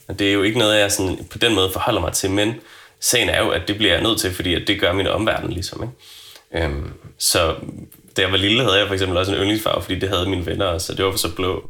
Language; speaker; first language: Danish; native; Danish